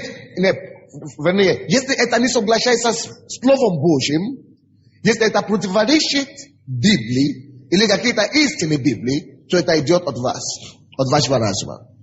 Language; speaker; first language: Russian; non-native, fluent; Yoruba